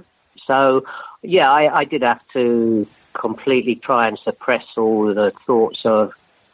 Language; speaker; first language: English; native; English